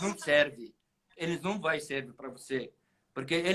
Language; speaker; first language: Portuguese; non-native, learner; Arabic